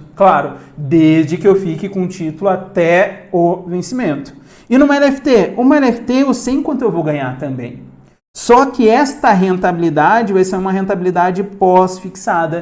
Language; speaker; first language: Portuguese; native; Portuguese